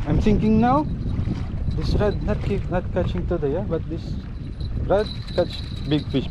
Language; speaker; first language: English; non-native, learner; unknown